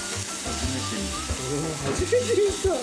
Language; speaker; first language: Japanese; native; Japanese